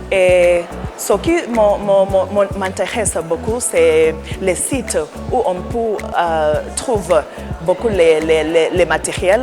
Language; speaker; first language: French; non-native, learner; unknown